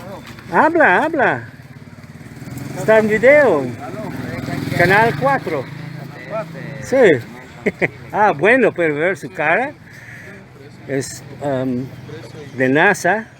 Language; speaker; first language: Spanish; non-native, learner; English